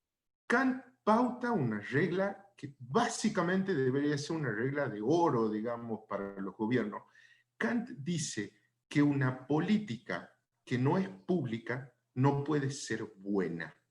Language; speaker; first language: Spanish; native; Spanish